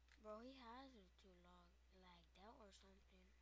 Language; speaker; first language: English; native; English